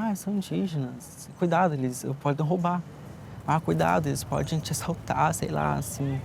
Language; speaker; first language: Portuguese; non-native, local second language; Guarani